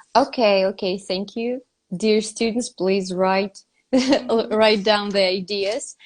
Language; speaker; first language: English; non-native, fluent; Russian